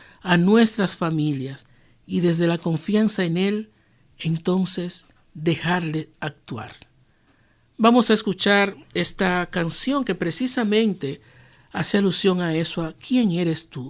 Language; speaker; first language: Spanish; native; Spanish